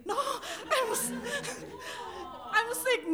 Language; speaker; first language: English; non-native, fluent; Indonesian